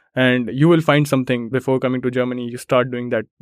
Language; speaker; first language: English; non-native, local second language; Hindi